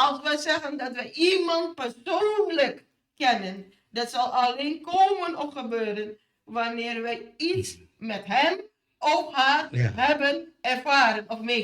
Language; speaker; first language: Dutch; non-native, fluent; Indonesian